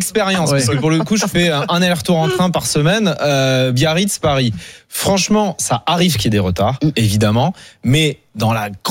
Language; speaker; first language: French; native; French